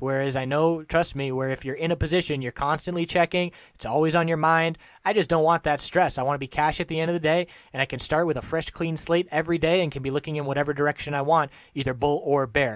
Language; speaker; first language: English; native; English